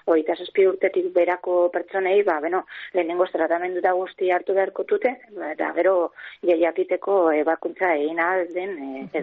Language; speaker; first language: Basque; native; Basque